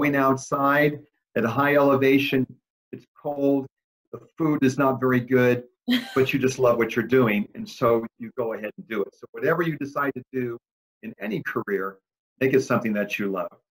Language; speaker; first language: English; early bilingual, other home language; Spanish